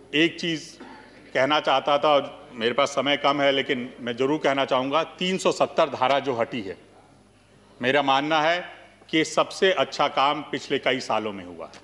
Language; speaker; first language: Hindi; native; Hindi